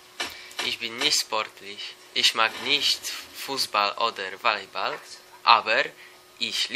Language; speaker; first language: German; non-native, learner; Polish